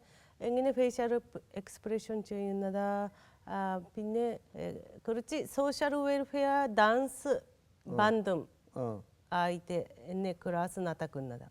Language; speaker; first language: Malayalam; non-native, learner; Japanese